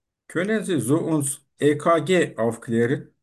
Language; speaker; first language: German; non-native, fluent; Turkish